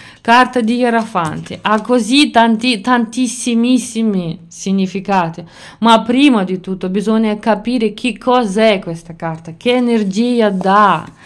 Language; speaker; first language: Italian; non-native, fluent; Lithuanian